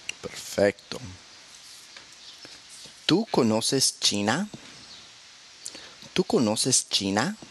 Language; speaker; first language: Spanish; non-native, fluent; English